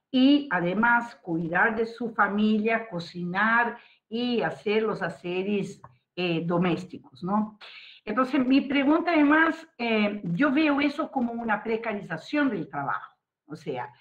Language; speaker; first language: Spanish; non-native, fluent; Portuguese